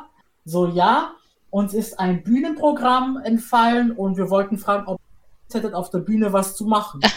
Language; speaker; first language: German; native; German